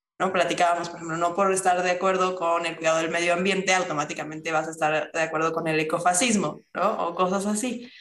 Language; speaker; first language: Spanish; native; Spanish